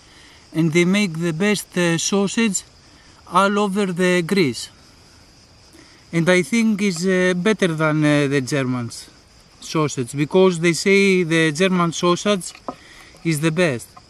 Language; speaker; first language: English; non-native, learner; Greek